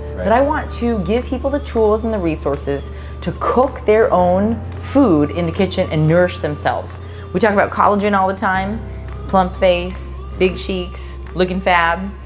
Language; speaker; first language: English; native; English